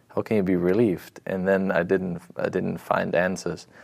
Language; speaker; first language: English; non-native, fluent; German